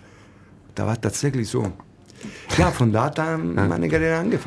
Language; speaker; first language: German; non-native, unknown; Italian